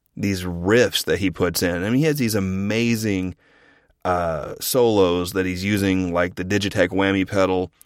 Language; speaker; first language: English; native; English